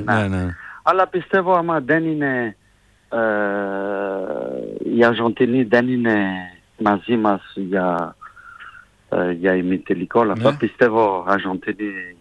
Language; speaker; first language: Greek; non-native, fluent; French